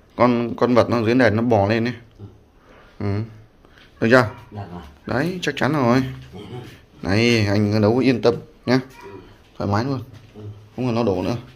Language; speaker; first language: Vietnamese; native; Vietnamese